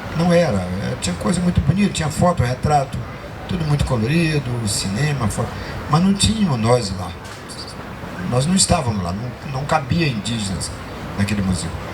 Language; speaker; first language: Portuguese; non-native, local second language; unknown